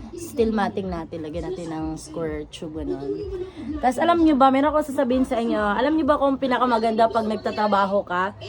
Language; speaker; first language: Filipino; non-native, local second language; Cebuano